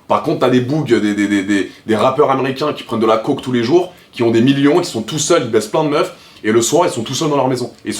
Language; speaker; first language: French; native; French